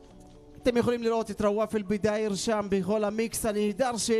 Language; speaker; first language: Hebrew; non-native, local second language; Arabic